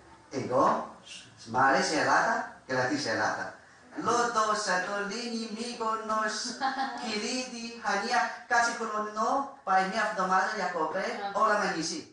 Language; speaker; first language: Greek; non-native, learner; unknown